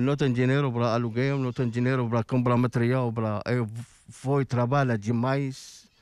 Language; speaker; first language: Portuguese; non-native, learner; Arabic